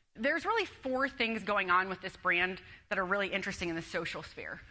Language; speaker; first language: English; native; English